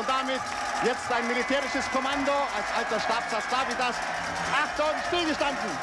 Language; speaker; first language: German; native; German